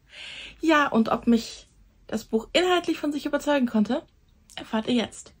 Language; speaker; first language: German; native; German